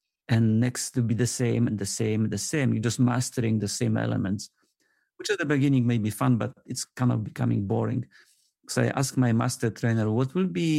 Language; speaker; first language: English; non-native, fluent; Polish